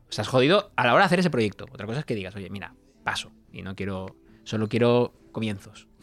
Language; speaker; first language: Spanish; native; Spanish